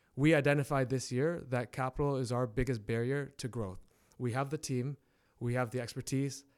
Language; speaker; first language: English; native; English